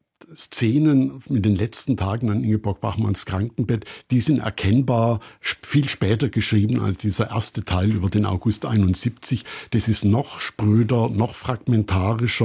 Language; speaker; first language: German; native; German